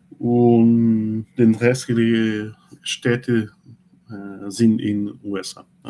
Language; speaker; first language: German; non-native, learner; Portuguese